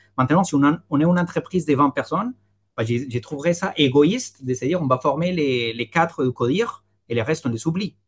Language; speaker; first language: French; non-native, fluent; Spanish